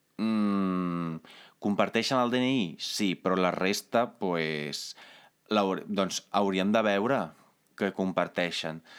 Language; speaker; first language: Catalan; non-native, fluent; Italian